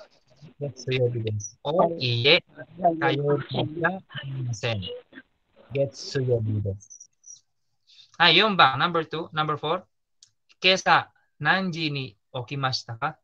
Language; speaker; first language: Japanese; non-native, fluent; Filipino